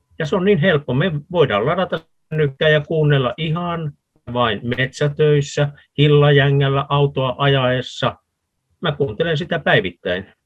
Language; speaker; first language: Finnish; native; Finnish